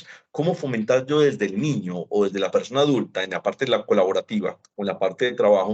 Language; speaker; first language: Spanish; native; Spanish